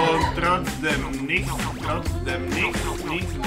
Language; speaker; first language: German; non-native, learner; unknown